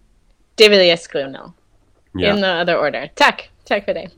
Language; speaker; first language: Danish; non-native, fluent; English